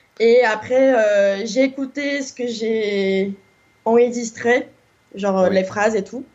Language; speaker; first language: French; non-native, fluent; Korean